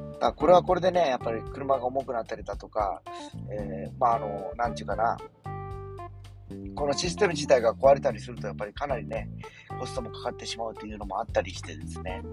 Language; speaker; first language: Japanese; native; Japanese